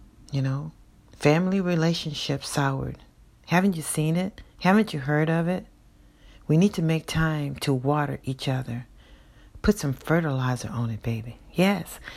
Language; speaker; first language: English; native; English